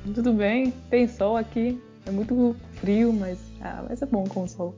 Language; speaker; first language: Portuguese; non-native, fluent; French